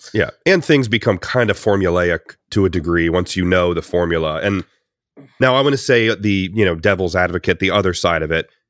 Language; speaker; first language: English; native; English